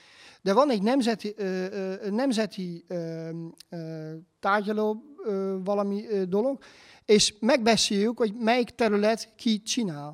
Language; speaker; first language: Hungarian; non-native, fluent; Dutch